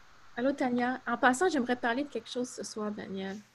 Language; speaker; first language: French; native; French